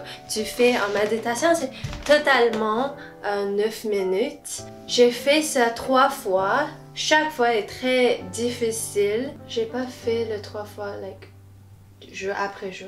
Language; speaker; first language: French; non-native, learner; English